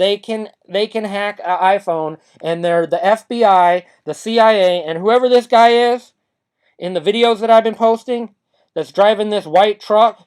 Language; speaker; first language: English; native; English